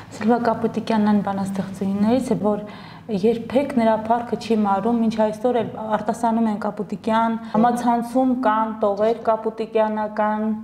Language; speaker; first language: Armenian; native; Armenian